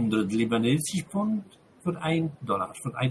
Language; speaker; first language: German; non-native, fluent; Arabic